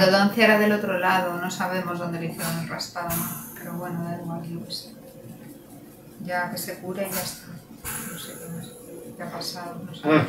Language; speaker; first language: Spanish; native; Spanish